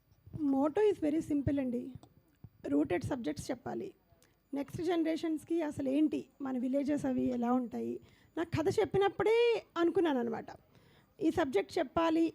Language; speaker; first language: Telugu; native; Telugu